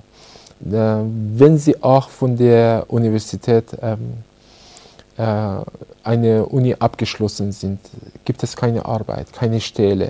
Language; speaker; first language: German; non-native, fluent; Persian